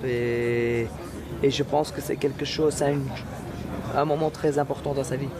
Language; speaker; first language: French; non-native, local second language; Dutch